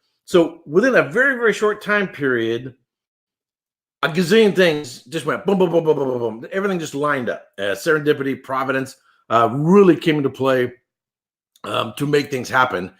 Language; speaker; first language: English; native; English